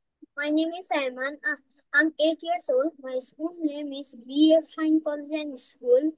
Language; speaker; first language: English; non-native, learner; Bangla